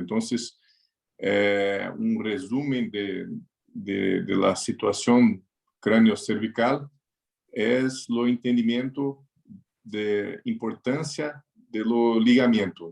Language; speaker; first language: Spanish; non-native, learner; Portuguese